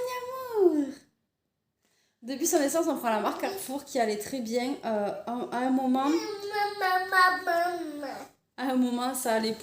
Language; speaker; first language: French; native; French